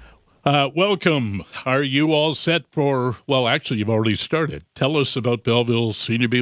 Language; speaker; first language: English; native; English